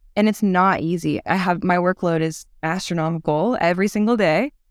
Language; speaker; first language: English; native; English